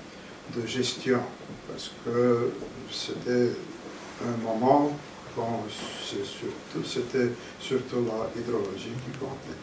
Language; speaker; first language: French; non-native, fluent; Romanian